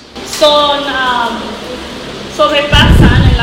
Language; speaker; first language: Spanish; non-native, learner; English